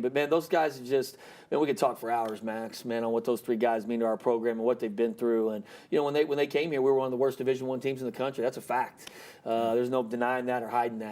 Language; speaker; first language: English; native; English